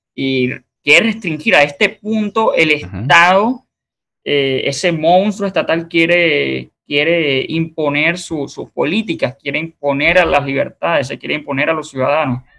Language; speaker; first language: Spanish; native; Spanish